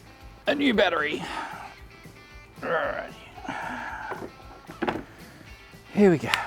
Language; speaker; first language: English; native; English